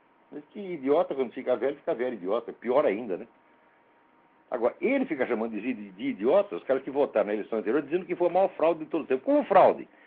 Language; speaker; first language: Portuguese; native; Portuguese